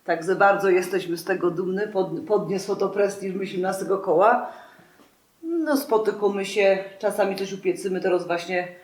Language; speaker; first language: Polish; native; Polish